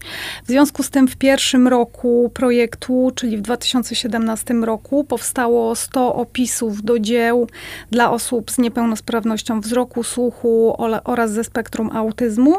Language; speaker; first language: Polish; native; Polish